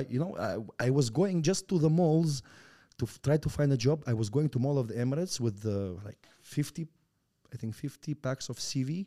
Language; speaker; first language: English; non-native, fluent; Russian